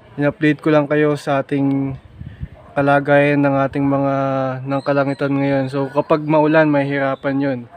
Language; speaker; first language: Filipino; native; Filipino